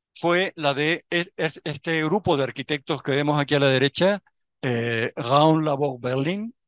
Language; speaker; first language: Spanish; native; Spanish